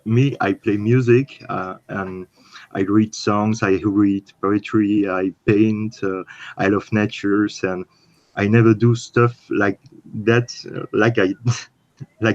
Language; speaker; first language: English; non-native, learner; French